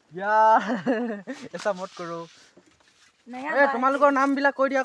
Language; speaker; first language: Hindi; non-native, local second language; Assamese